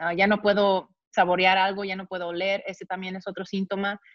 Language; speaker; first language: Spanish; early bilingual, heritage; Spanish